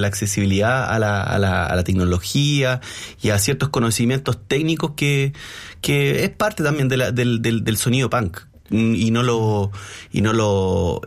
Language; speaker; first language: Spanish; native; Spanish